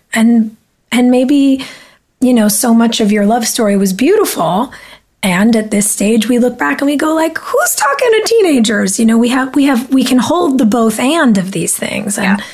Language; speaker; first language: English; native; English